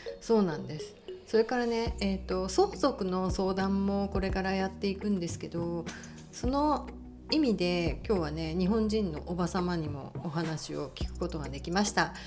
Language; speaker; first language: Japanese; native; Japanese